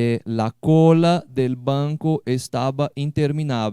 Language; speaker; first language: Spanish; non-native, fluent; Portuguese